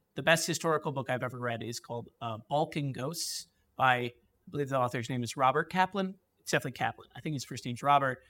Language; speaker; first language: English; native; English